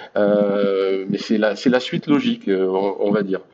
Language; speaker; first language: French; native; French